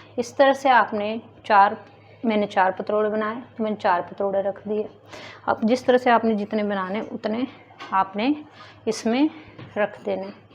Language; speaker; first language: Hindi; non-native, local second language; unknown